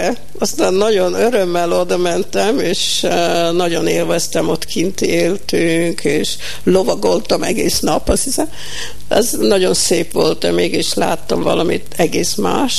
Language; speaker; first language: Hungarian; early bilingual, heritage; Hungarian